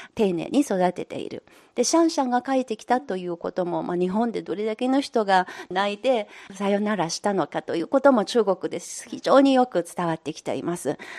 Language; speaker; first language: Japanese; non-native, fluent; Chinese